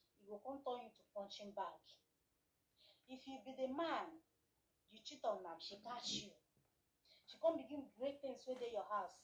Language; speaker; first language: Nigerian Pidgin; non-native, local second language; Igbo